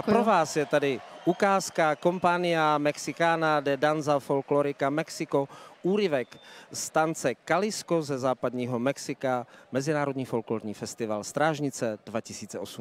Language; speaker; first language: Czech; native; Czech